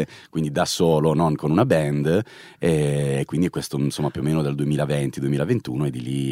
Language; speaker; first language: Italian; native; Italian